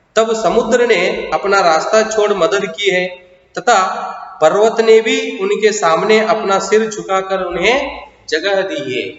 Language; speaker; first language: Hindi; non-native, local second language; Kannada